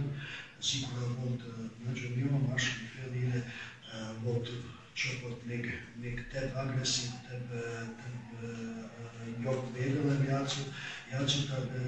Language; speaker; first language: Hungarian; non-native, learner; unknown